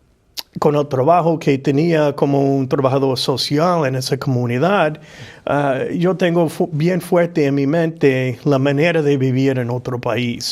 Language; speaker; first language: Spanish; non-native, fluent; English